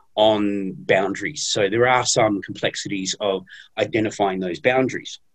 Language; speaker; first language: English; native; English